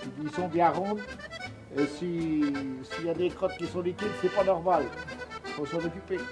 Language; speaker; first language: French; native; French